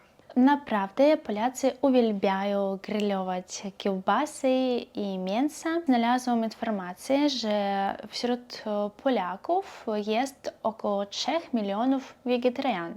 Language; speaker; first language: Polish; non-native, learner; Belarusian